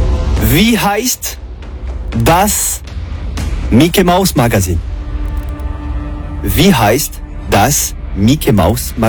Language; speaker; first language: German; non-native, learner; French